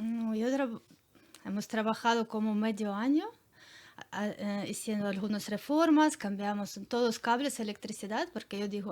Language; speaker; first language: Spanish; non-native, learner; Ukrainian